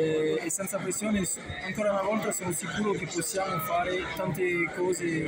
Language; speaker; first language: Italian; non-native, fluent; French